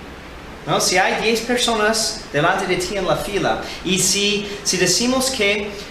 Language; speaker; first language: Spanish; non-native, fluent; English